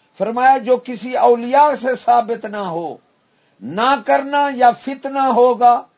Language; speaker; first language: Urdu; non-native, local second language; Punjabi